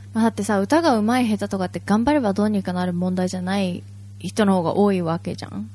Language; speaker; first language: Japanese; native; Japanese